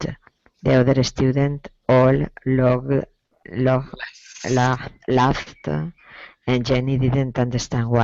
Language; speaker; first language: English; non-native, learner; Spanish